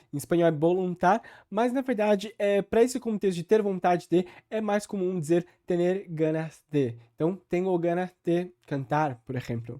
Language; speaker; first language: Portuguese; native; Portuguese